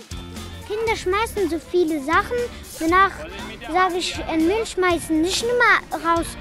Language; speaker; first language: German; non-native, learner; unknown